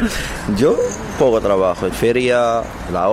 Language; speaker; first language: Spanish; non-native, learner; Arabic